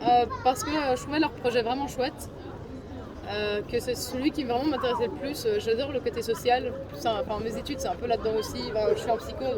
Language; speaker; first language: French; native; French